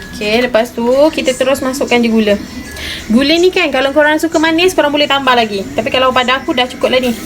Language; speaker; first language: Malay; native; Malay